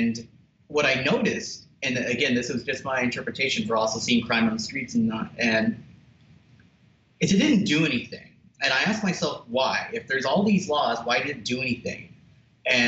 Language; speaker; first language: English; native; English